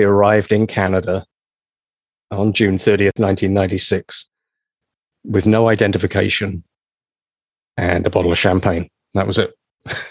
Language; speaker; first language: English; native; English